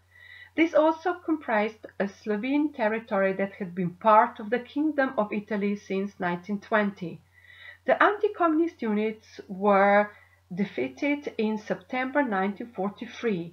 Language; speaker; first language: English; non-native, fluent; Slovenian